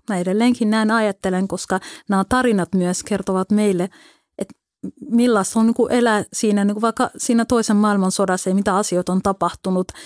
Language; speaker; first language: Finnish; early bilingual, other home language; Somali